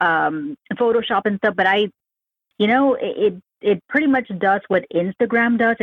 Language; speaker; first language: English; native; English